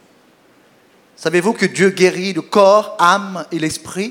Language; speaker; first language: French; non-native, fluent; Portuguese